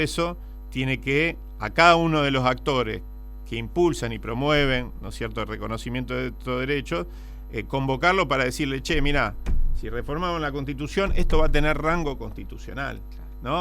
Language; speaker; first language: Spanish; native; Spanish